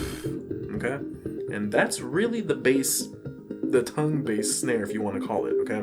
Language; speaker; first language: English; native; English